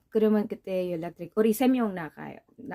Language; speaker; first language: Korean; non-native, fluent; Filipino